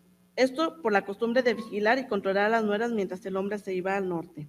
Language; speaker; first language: Spanish; native; Spanish